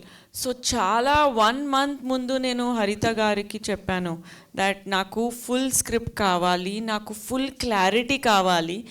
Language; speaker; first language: Telugu; non-native, fluent; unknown